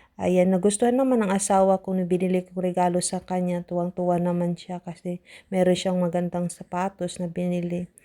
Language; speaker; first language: Filipino; non-native, local second language; Cebuano